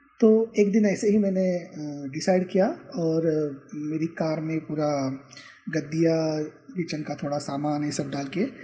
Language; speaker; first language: Hindi; non-native, local second language; Marathi